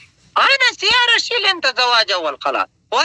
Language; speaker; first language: Arabic; non-native, learner; Pashto